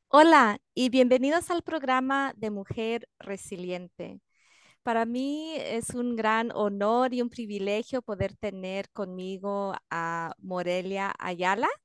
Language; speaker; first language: Spanish; early bilingual, heritage; Spanish